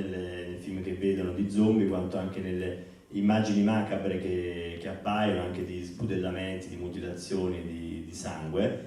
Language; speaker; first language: Italian; native; Italian